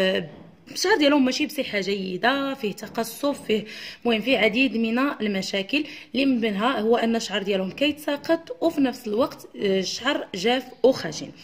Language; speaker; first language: Arabic; native; Arabic